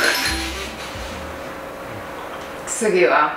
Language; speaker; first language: Japanese; non-native, fluent; Italian